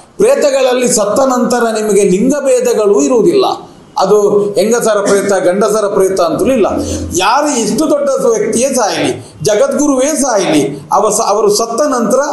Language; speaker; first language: Kannada; non-native, local second language; Tulu